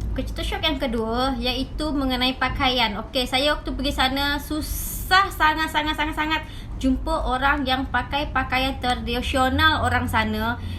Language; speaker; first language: Malay; native; Malay